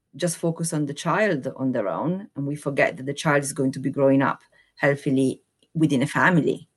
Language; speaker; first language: English; non-native, fluent; Italian